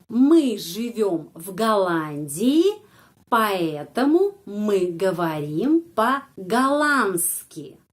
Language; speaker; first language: Russian; non-native, fluent; Indonesian